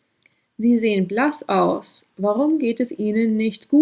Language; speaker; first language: German; non-native, fluent; English